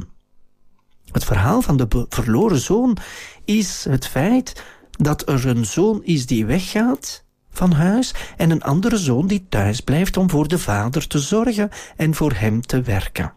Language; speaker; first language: Dutch; native; Dutch